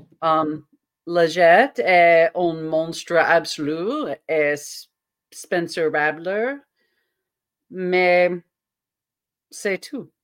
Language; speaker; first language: French; non-native, learner; English